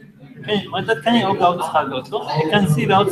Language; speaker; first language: Dutch; non-native, fluent; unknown